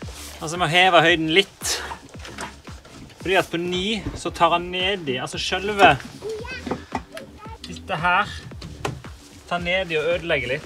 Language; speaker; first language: Norwegian; native; Norwegian